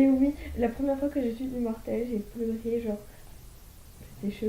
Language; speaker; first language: French; native; French